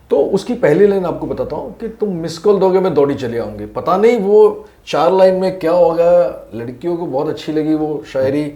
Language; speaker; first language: Hindi; non-native, local second language; Gujarati